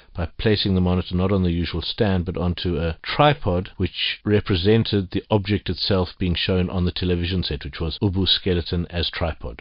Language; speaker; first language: English; native; English